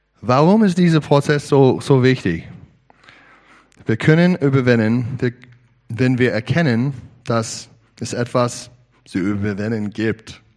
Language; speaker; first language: German; non-native, learner; English